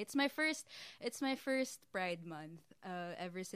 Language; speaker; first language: English; non-native, local second language; Filipino